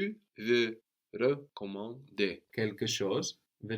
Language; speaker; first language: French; non-native, fluent; English